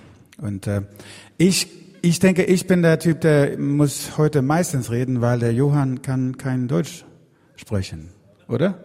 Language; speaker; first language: German; non-native, fluent; Swedish